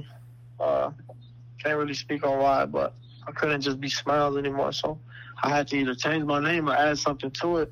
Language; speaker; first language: English; native; English